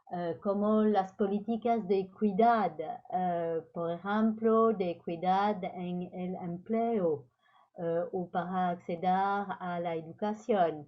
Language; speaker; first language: Spanish; non-native, learner; French